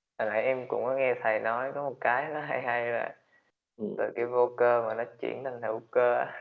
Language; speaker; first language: Vietnamese; native; Vietnamese